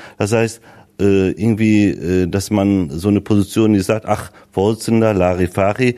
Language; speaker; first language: German; early bilingual, other home language; Turkish